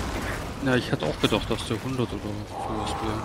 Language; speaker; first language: German; native; German